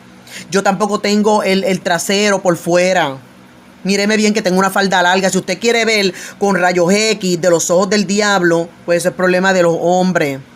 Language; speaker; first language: Spanish; native; Spanish